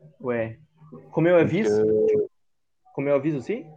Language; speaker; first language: French; non-native, learner; Portuguese